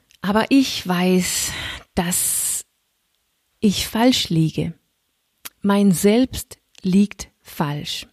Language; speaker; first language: German; non-native, fluent; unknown